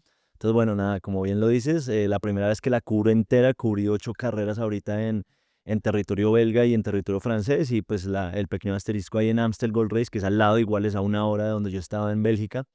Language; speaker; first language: Spanish; native; Spanish